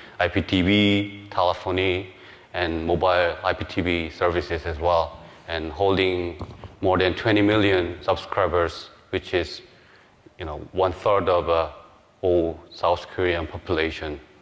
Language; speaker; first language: English; non-native, fluent; Korean